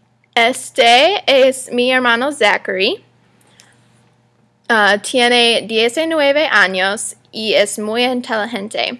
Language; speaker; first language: Spanish; non-native, learner; English